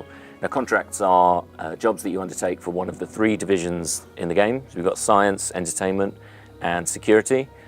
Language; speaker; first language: English; native; English